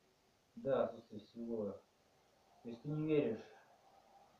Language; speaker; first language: Russian; native; Russian